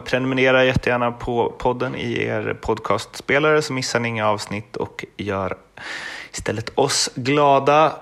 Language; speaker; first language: Swedish; native; Swedish